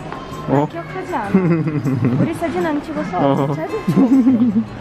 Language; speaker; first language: Korean; non-native, learner; Russian